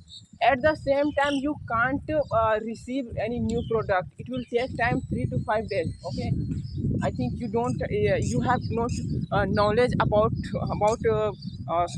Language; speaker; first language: English; non-native, learner; Hindi